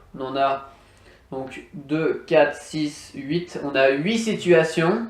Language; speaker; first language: French; native; French